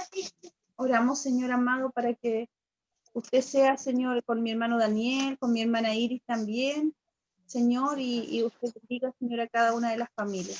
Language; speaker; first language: Spanish; native; Spanish